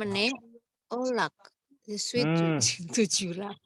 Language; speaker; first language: French; non-native, learner; Indonesian